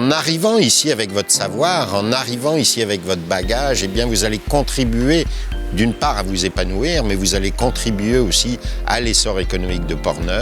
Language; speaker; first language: French; native; French